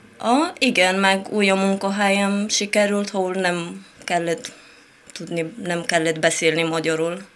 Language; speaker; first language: Hungarian; non-native, fluent; Romanian